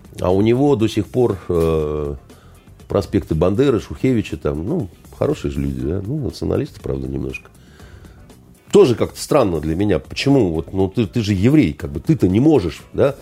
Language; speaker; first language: Russian; native; Russian